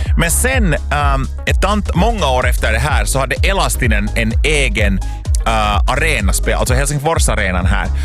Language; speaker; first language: Swedish; native; Swedish